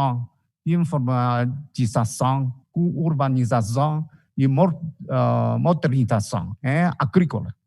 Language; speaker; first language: Portuguese; non-native, fluent; Chinese